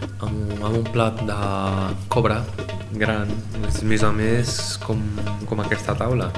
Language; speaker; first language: Catalan; non-native, learner; Arabic